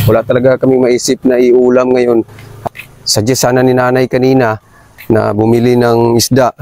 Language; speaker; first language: Filipino; non-native, local second language; Cebuano